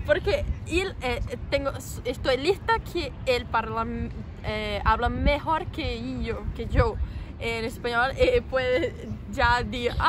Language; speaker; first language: Spanish; non-native, learner; Portuguese